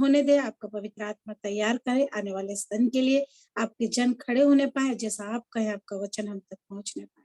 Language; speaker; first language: Hindi; native; Hindi